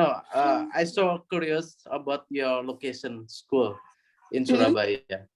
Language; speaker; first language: English; non-native, learner; Indonesian